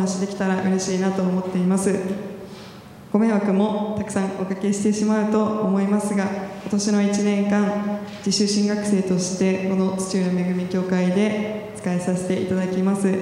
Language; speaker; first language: Japanese; native; Japanese